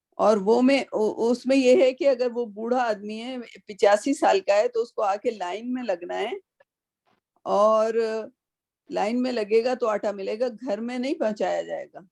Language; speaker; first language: Urdu; native; Urdu